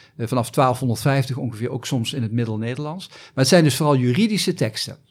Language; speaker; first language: Dutch; native; Dutch